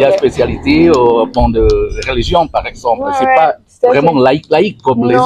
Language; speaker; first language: French; non-native, learner; Indonesian